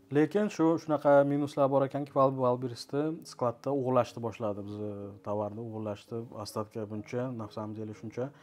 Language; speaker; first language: Uzbek; early bilingual, heritage; Uzbek